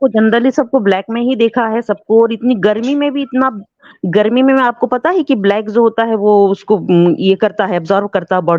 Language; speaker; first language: Hindi; native; Hindi